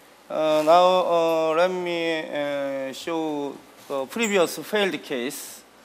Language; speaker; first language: English; non-native, learner; Korean